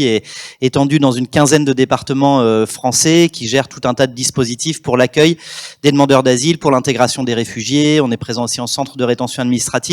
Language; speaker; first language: French; native; French